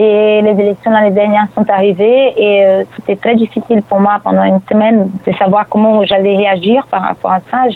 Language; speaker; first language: French; non-native, fluent; Portuguese